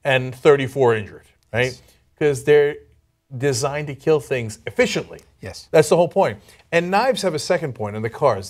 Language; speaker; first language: English; non-native, fluent; Turkish